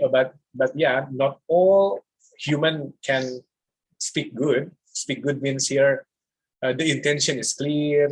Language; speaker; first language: English; non-native, fluent; Indonesian